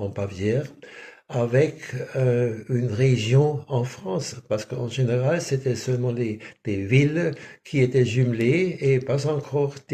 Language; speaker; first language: French; non-native, fluent; German